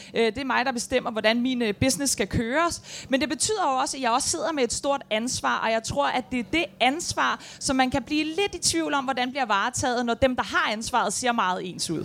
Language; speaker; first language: Danish; native; Danish